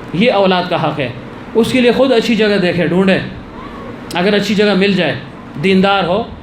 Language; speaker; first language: Urdu; non-native, local second language; Pashto